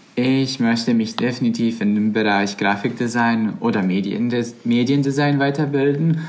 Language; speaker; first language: German; non-native, fluent; Croatian